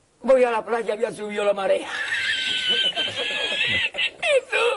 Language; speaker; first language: Spanish; native; Spanish